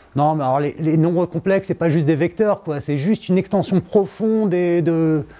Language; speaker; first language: French; native; French